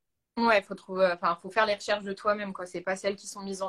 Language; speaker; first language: French; native; French